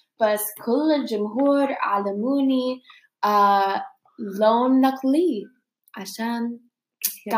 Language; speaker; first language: Arabic; non-native, learner; English